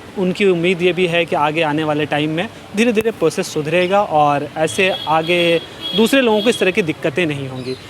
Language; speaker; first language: Hindi; native; Hindi